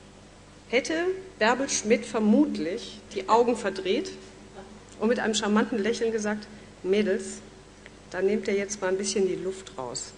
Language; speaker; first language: German; native; German